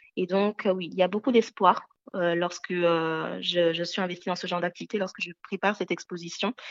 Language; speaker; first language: French; early bilingual, other home language; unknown